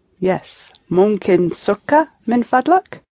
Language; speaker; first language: Arabic; non-native, fluent; English